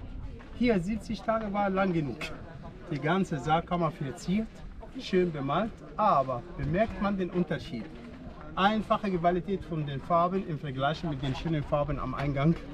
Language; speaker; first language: German; non-native, fluent; Arabic